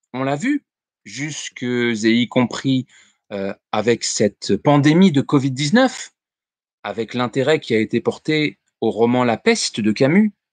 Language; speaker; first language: French; native; French